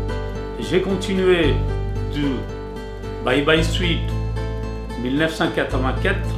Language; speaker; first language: French; non-native, learner; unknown